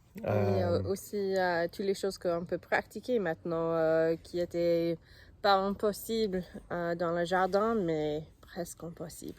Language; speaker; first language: French; non-native, learner; English